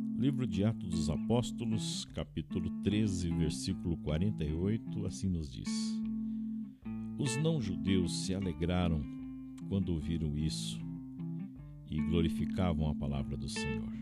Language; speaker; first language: Portuguese; native; Portuguese